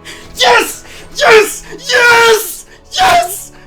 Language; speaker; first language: English; native; English